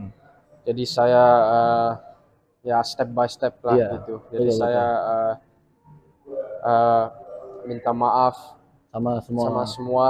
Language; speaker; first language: Indonesian; early bilingual, heritage; English